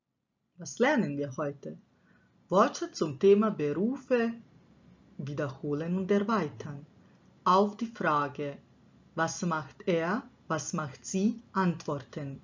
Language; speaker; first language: German; non-native, fluent; Croatian